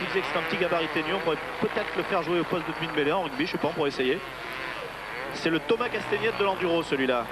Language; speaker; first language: French; native; French